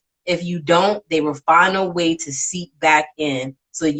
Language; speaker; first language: English; native; English